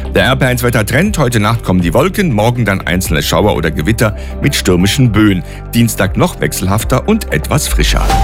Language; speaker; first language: German; native; German